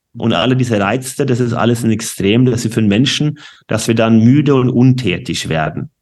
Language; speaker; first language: German; non-native, fluent; Norwegian